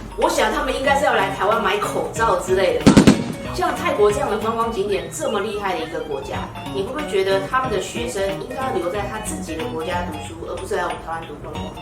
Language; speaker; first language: Chinese; native; Chinese